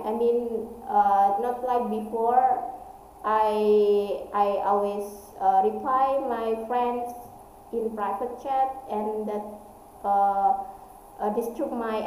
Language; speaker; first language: English; non-native, learner; Indonesian